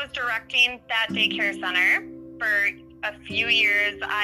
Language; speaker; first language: English; native; English